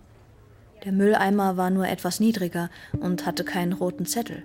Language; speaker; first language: German; non-native, fluent; Persian